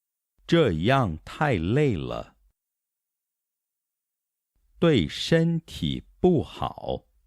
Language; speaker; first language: Chinese; non-native, fluent; Portuguese